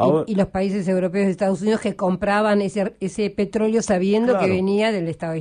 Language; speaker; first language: Spanish; native; Spanish